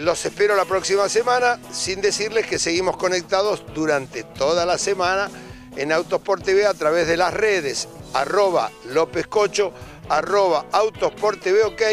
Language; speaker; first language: Spanish; native; Spanish